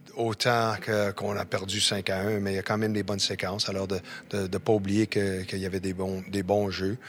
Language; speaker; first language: French; native; French